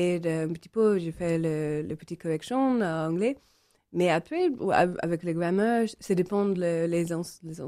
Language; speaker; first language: French; non-native, learner; English